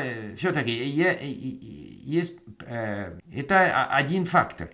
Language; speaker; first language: Russian; non-native, learner; English